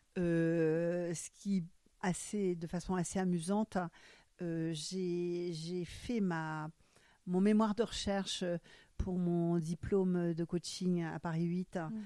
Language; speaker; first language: French; non-native, fluent; German